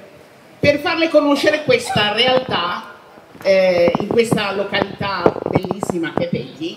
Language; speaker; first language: Italian; native; Italian